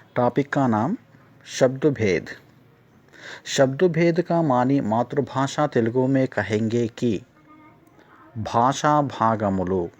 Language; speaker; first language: Hindi; non-native, local second language; Telugu